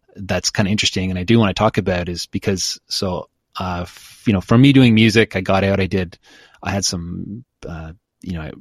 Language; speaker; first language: English; native; English